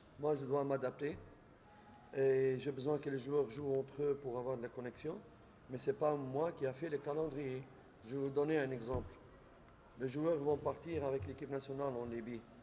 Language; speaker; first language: French; non-native, local second language; Arabic